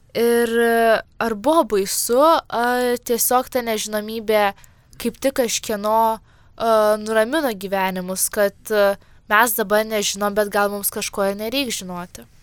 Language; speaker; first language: Lithuanian; native; Lithuanian